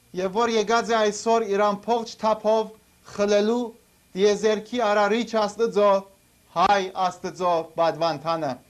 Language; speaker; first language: Armenian; early bilingual, heritage; Armenian